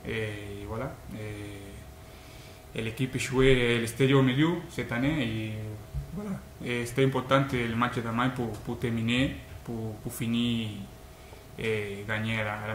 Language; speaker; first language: French; non-native, learner; Spanish